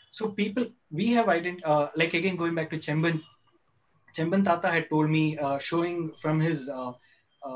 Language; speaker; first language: English; non-native, local second language; Kannada